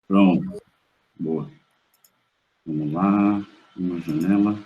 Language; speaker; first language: Portuguese; native; Portuguese